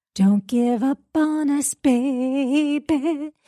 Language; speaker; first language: English; native; English